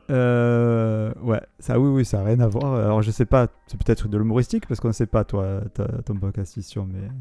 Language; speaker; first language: French; native; French